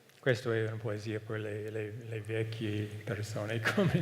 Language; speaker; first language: Italian; non-native, fluent; English